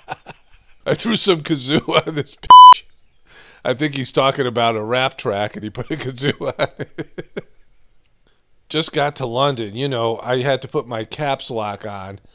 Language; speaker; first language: English; native; English